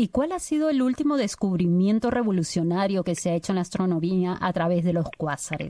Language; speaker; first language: Spanish; native; Spanish